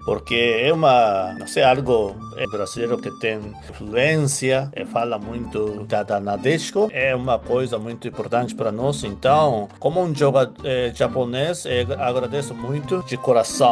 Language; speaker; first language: Portuguese; non-native, learner; Japanese